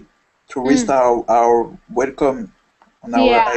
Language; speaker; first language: English; non-native, fluent; French